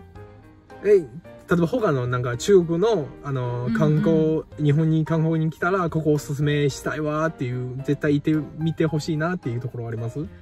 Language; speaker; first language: Japanese; non-native, fluent; Chinese